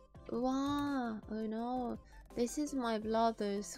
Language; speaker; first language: English; non-native, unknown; Japanese